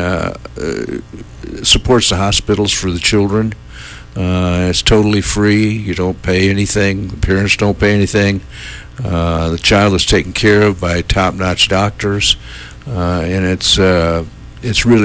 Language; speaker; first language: English; native; English